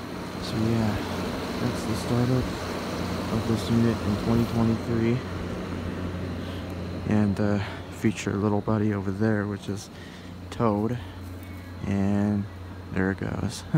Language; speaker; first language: English; native; English